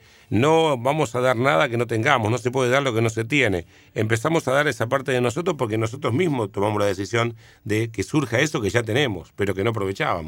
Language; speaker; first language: Spanish; native; Spanish